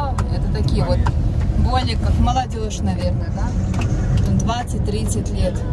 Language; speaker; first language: Russian; native; Russian